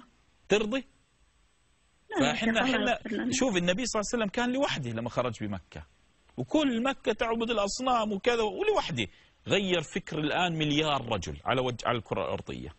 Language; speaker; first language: Arabic; native; Arabic